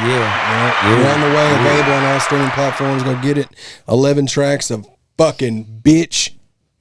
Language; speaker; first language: English; native; English